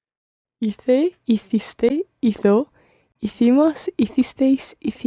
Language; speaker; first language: Spanish; non-native, learner; English